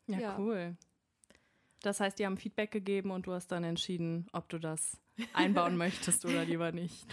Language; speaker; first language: German; native; German